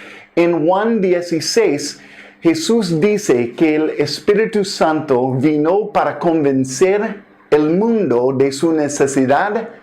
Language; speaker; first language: Spanish; non-native, fluent; English